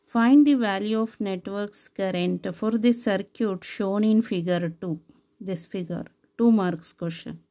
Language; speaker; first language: English; non-native, local second language; Kannada